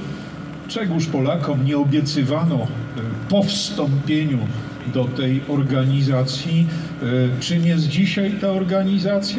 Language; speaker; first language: Polish; native; Polish